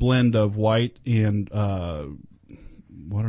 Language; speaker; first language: English; native; English